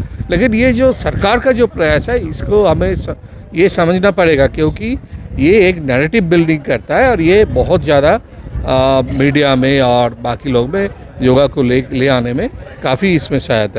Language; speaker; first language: Hindi; non-native, local second language; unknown